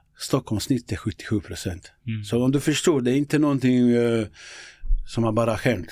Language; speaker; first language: Swedish; non-native, fluent; Bosnian